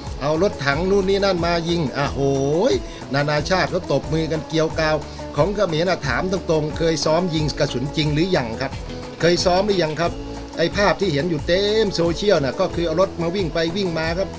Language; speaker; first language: Thai; native; Thai